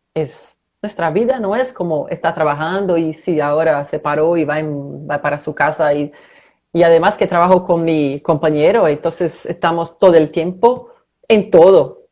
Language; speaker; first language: Spanish; non-native, fluent; Portuguese